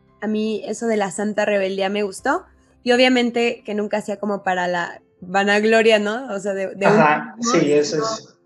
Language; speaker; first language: Spanish; native; Spanish